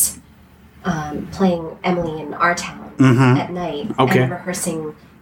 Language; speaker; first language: English; native; English